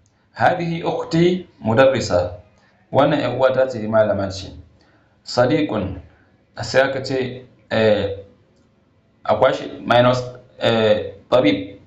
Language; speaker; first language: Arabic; non-native, fluent; Hausa